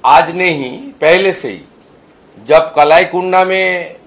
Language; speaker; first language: Hindi; non-native, local second language; Bangla